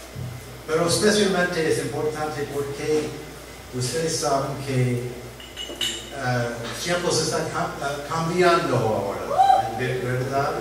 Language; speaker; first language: Spanish; non-native, learner; English